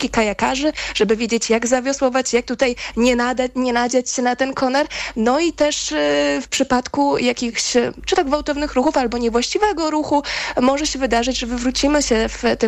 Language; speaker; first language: Polish; native; Polish